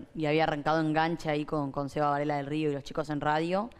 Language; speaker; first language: Spanish; native; Spanish